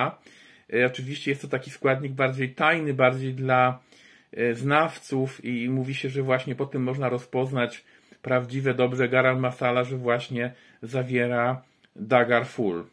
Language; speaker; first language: Polish; native; Polish